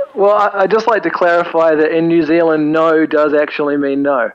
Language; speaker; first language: English; native; English